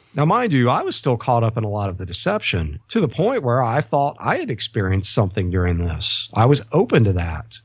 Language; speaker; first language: English; native; English